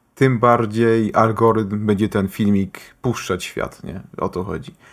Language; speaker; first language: Polish; early bilingual, heritage; German